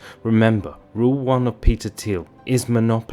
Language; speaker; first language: English; native; English